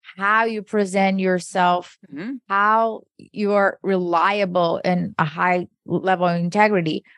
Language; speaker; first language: English; early bilingual, other home language; Portuguese